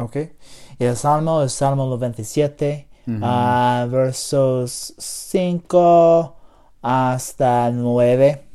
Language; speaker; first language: Spanish; non-native, learner; English